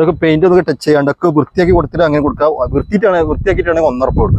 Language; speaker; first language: Malayalam; native; Malayalam